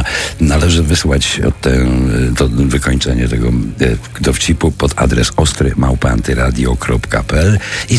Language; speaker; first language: Polish; native; Polish